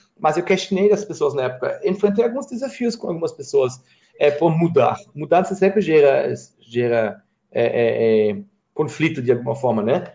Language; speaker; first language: Portuguese; non-native, fluent; German